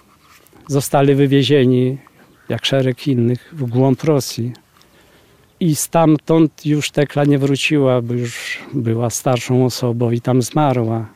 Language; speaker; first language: Polish; native; Polish